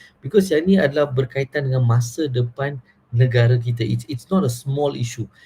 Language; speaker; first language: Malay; non-native, local second language; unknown